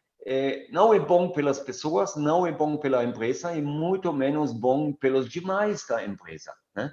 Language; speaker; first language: Portuguese; non-native, fluent; German